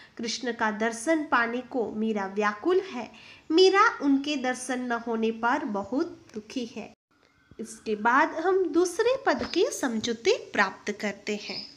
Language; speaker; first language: Hindi; non-native, local second language; Gujarati